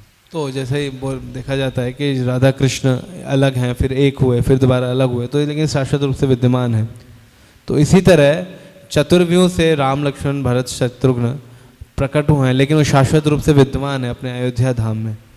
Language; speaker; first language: Hindi; native; Hindi